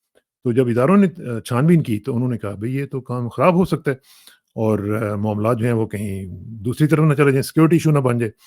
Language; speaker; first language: Urdu; native; Urdu